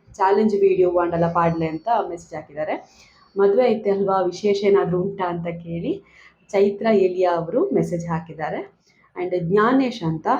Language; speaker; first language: Kannada; non-native, local second language; Tulu